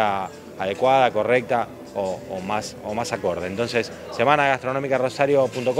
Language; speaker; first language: Spanish; native; Spanish